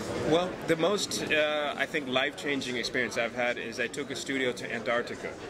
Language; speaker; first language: English; native; English